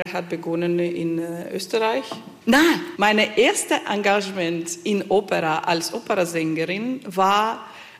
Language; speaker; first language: German; non-native, fluent; Italian